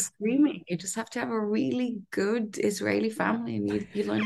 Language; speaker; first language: English; non-native, fluent; Hebrew